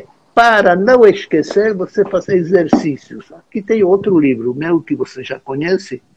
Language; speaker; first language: Portuguese; non-native, fluent; Czech